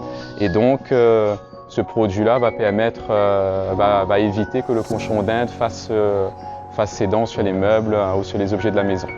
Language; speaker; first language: French; native; French